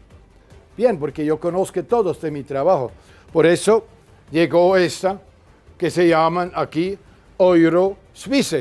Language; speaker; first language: Spanish; non-native, fluent; German